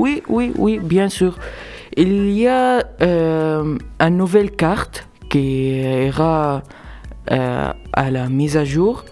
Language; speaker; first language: French; non-native, local second language; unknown